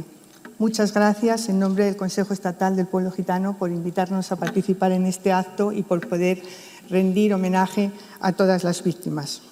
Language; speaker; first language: Spanish; native; Spanish